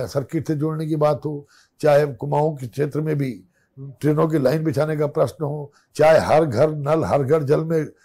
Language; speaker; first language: Hindi; native; Hindi